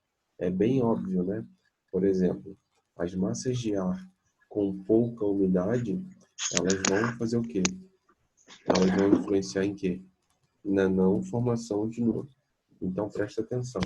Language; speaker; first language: Portuguese; native; Portuguese